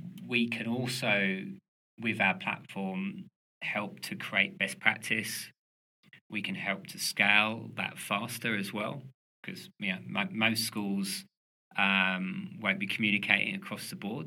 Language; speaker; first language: English; native; English